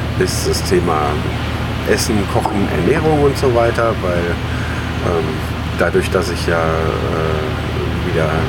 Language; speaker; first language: German; native; German